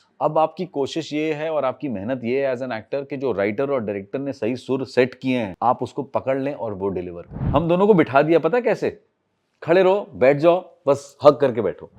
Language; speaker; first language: Hindi; native; Hindi